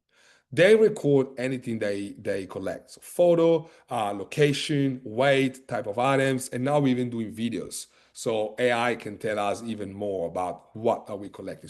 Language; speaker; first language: English; non-native, fluent; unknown